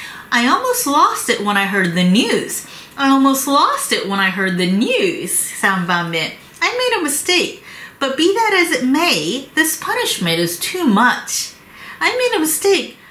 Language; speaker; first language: English; non-native, fluent; Japanese